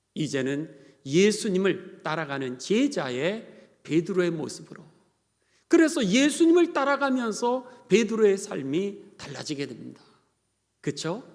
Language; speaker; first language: Korean; native; Korean